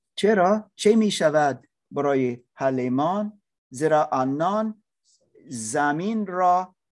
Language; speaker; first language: Persian; non-native, learner; English